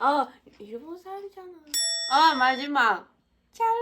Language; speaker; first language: Korean; non-native, fluent; Japanese